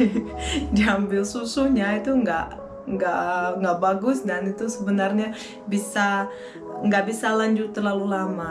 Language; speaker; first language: Indonesian; non-native, fluent; Russian